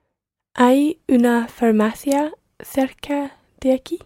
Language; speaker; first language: Spanish; non-native, learner; English